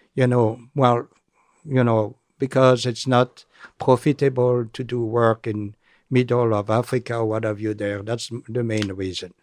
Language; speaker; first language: English; non-native, fluent; French